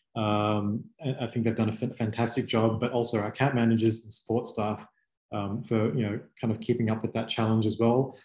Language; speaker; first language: English; native; English